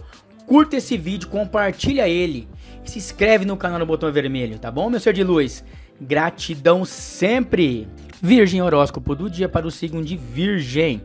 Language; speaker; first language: Portuguese; native; Portuguese